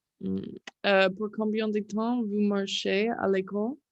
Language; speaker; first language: French; non-native, learner; English